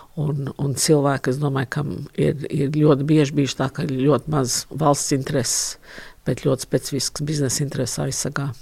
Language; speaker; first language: Latvian; early bilingual, heritage; Latvian